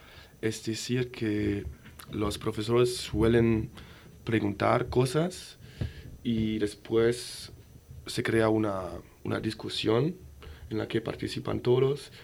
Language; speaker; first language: Spanish; non-native, fluent; German